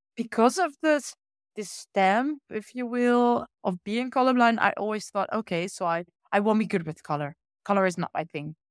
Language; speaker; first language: English; non-native, fluent; Dutch